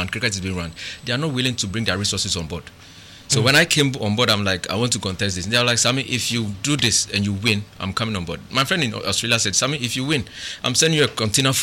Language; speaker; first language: English; non-native, local second language; Akan